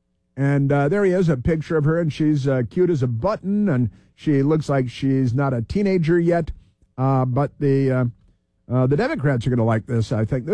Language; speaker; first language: English; native; English